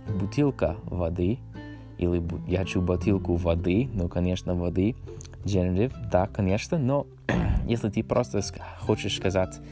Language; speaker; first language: Russian; non-native, learner; English